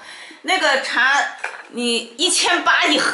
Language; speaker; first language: Chinese; native; Chinese